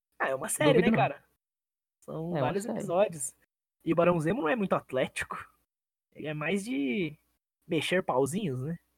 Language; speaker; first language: Portuguese; native; Portuguese